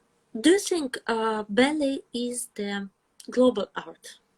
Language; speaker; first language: English; non-native, fluent; Russian